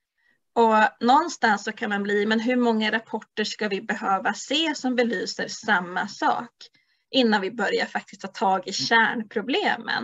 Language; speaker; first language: Swedish; native; Swedish